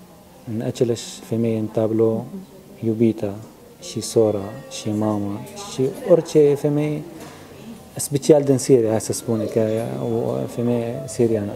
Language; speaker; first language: Romanian; non-native, learner; Arabic